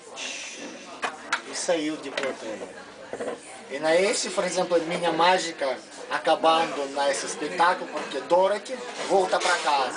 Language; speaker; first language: Portuguese; non-native, learner; Russian